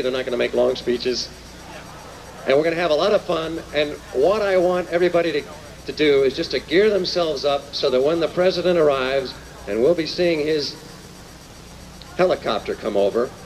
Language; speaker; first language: English; native; English